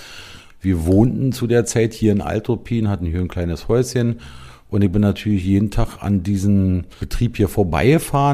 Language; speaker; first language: German; native; German